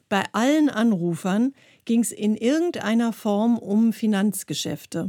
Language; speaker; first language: German; native; German